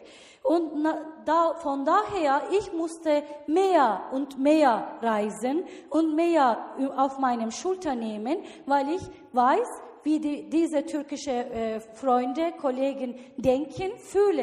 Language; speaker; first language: German; non-native, learner; Turkish